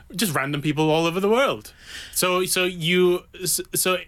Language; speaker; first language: English; native; English